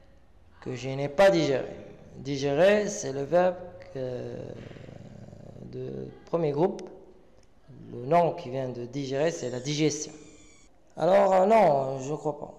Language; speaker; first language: French; non-native, local second language; Arabic